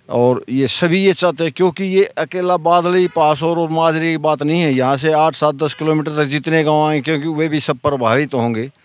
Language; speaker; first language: Hindi; native; Hindi